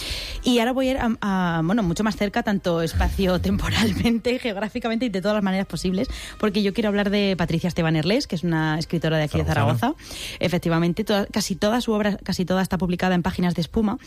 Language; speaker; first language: Spanish; native; Spanish